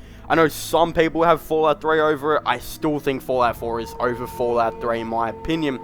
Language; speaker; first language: English; native; English